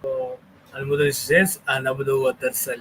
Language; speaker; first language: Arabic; non-native, fluent; Tamil